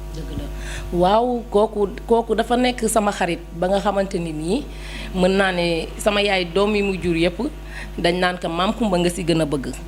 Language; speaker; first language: Wolof; native; Wolof